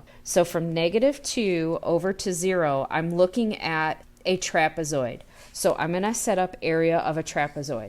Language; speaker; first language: English; native; English